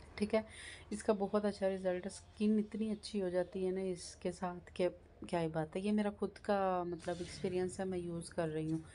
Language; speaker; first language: Urdu; native; Urdu